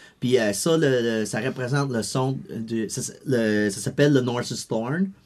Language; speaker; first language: French; early bilingual, other home language; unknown